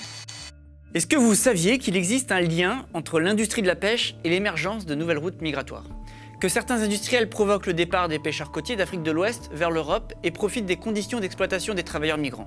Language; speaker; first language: French; native; French